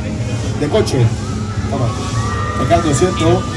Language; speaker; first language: Spanish; native; Spanish